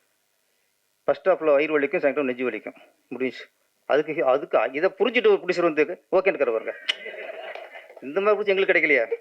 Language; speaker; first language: Tamil; native; Tamil